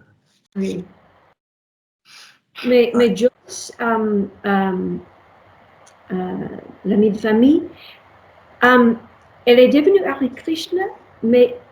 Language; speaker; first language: French; non-native, fluent; English